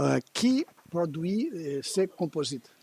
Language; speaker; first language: French; non-native, learner; Portuguese